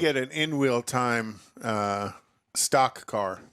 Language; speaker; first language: English; native; English